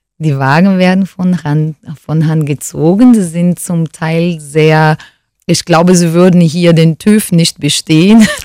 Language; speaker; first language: German; non-native, fluent; Portuguese